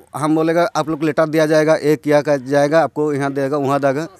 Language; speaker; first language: Hindi; native; Hindi